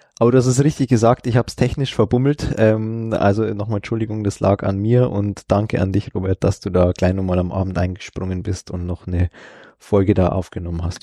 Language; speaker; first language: German; native; German